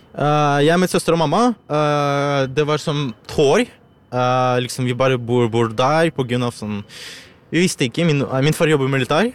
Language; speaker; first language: Norwegian; non-native, learner; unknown